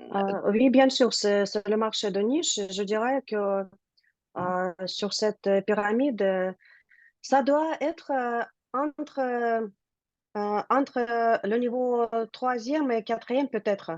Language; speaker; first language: French; non-native, learner; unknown